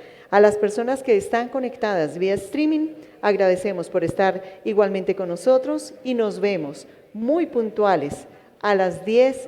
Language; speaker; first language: Spanish; native; Spanish